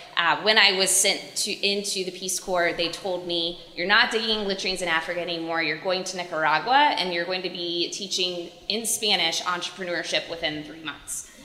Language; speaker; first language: English; native; English